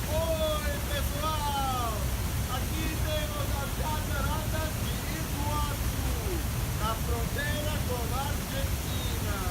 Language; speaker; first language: Portuguese; non-native, learner; English